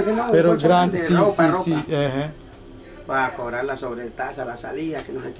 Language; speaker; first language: Spanish; native; Spanish